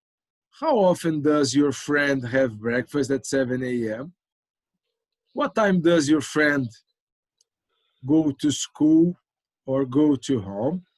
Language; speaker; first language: English; non-native, local second language; Portuguese